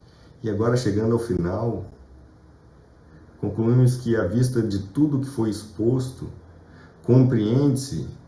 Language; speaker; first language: Portuguese; native; Portuguese